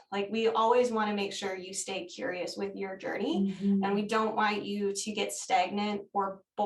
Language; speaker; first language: English; native; English